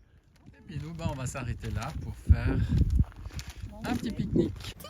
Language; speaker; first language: French; native; French